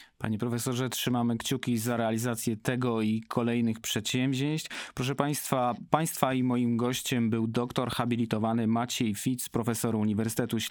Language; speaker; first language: Polish; native; Polish